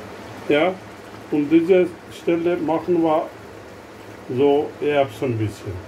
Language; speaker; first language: German; non-native, learner; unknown